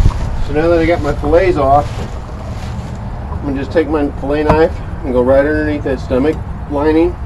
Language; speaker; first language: English; native; English